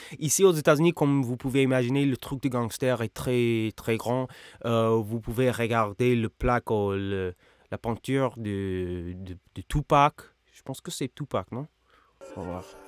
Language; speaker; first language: French; non-native, learner; English